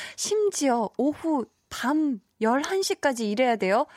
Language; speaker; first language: Korean; native; Korean